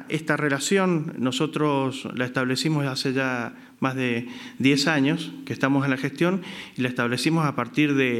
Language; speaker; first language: Spanish; native; Spanish